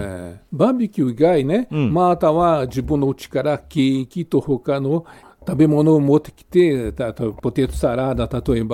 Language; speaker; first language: Japanese; non-native, fluent; Portuguese